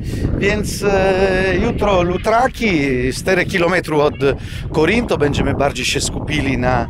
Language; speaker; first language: Polish; non-native, fluent; Italian